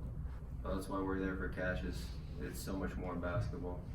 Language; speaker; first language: English; native; English